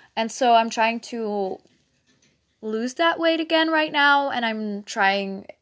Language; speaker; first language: English; non-native, fluent; Dutch